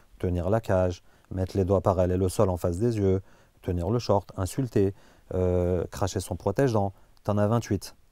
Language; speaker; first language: French; native; French